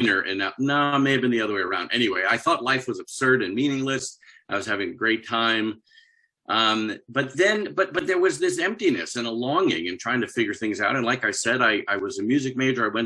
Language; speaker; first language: English; native; English